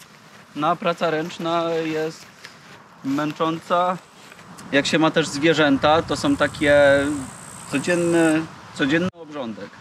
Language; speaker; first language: Polish; native; Polish